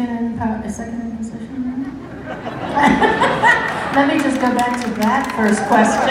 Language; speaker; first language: English; native; English